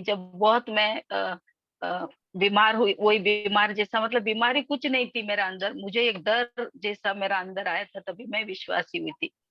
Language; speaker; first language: Hindi; non-native, local second language; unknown